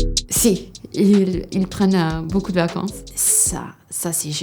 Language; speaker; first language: French; non-native, fluent; English